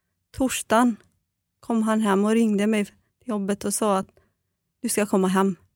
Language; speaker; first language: Swedish; non-native, fluent; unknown